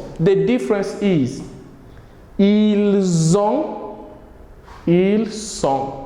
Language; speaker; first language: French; non-native, fluent; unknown